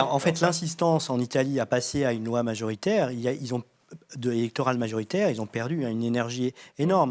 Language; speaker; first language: French; native; French